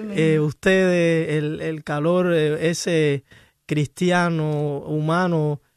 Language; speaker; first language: Spanish; native; Spanish